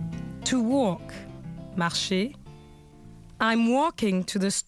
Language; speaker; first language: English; non-native, fluent; French